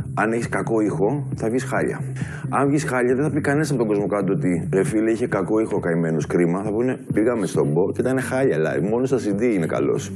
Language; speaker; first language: Greek; early bilingual, heritage; Greek